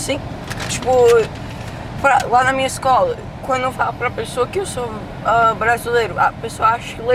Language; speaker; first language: Portuguese; early bilingual, heritage; Portuguese